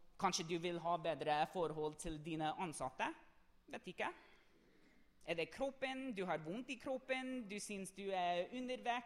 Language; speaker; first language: Norwegian; non-native, fluent; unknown